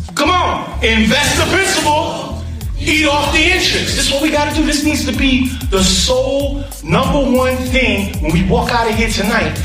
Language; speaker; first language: English; native; English